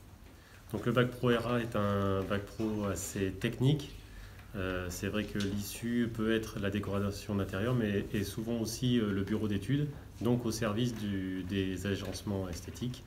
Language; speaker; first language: French; native; French